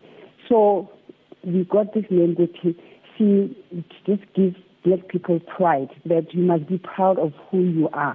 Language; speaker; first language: English; non-native, local second language; Tswana